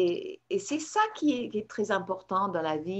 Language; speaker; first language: French; non-native, fluent; English